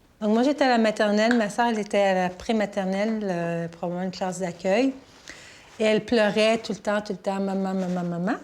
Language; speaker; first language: French; early bilingual, other home language; Italian